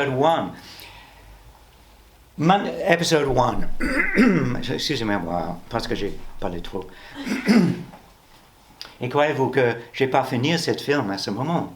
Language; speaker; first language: French; non-native, learner; English